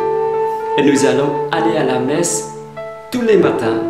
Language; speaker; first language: French; non-native, fluent; Vietnamese